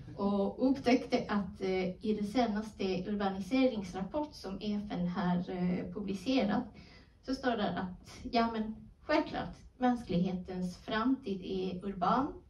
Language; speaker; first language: Swedish; non-native, fluent; Spanish